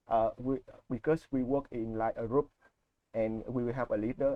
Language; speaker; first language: English; non-native, learner; Vietnamese